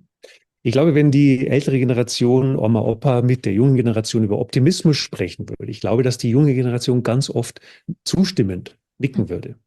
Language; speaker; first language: German; native; German